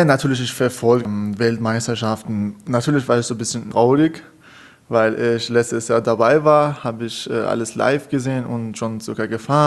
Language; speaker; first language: German; non-native, learner; Persian